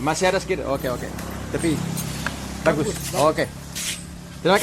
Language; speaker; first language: Indonesian; non-native, learner; English